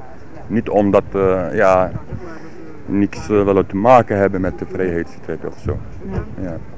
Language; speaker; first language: Dutch; non-native, learner; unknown